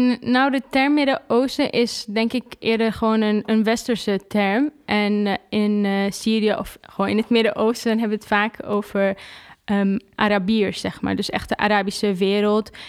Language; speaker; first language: Dutch; non-native, fluent; Arabic